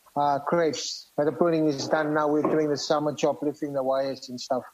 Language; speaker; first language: English; non-native, fluent; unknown